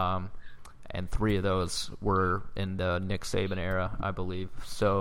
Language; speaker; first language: English; native; English